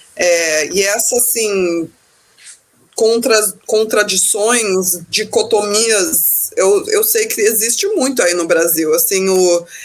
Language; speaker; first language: Portuguese; early bilingual, heritage; Portuguese